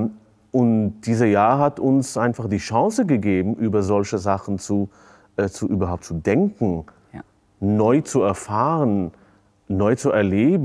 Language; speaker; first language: German; non-native, fluent; Hebrew